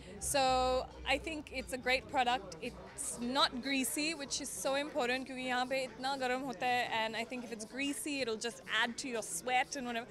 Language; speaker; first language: English; native; English